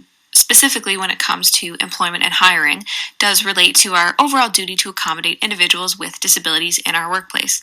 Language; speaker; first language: English; native; English